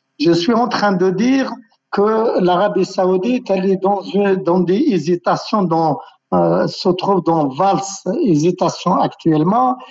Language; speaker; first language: French; non-native, local second language; Arabic